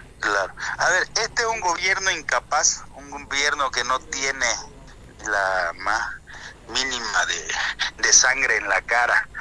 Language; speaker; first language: Spanish; native; Spanish